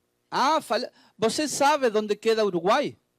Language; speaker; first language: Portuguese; non-native, learner; Spanish